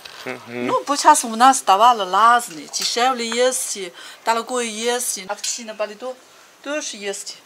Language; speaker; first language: Russian; non-native, learner; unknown